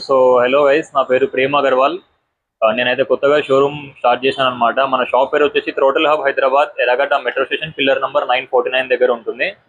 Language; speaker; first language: Telugu; non-native, local second language; Hindi